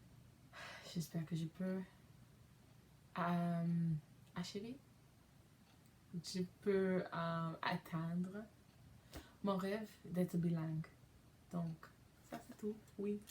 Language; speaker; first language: French; non-native, learner; English